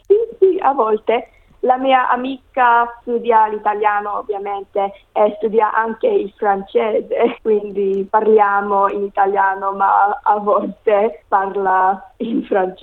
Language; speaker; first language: Italian; non-native, learner; English